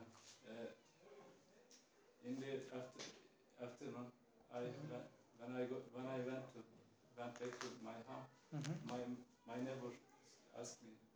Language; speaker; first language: English; non-native, learner; Turkish